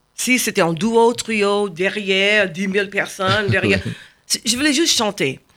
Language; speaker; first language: French; non-native, fluent; English